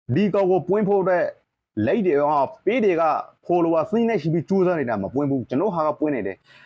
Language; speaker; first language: Burmese; non-native, local second language; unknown